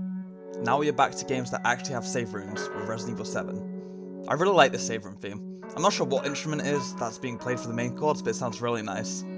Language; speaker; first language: English; native; English